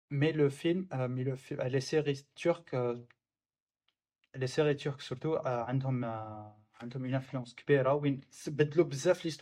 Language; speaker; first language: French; non-native, local second language; Arabic